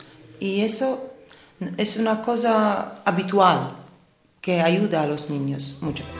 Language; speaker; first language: Spanish; non-native, fluent; Italian